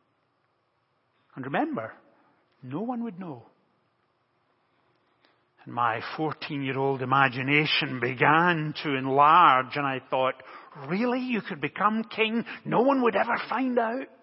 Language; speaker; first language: English; native; English